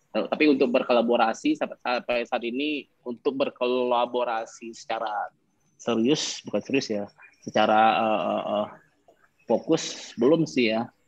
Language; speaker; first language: Indonesian; non-native, local second language; Minangkabau